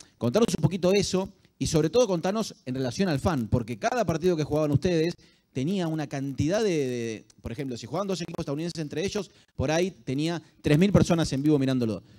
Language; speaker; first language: Spanish; native; Spanish